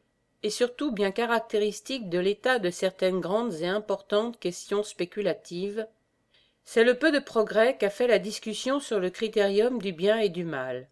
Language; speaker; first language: French; native; French